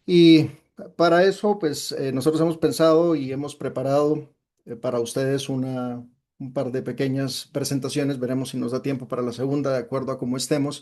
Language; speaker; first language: Spanish; native; Spanish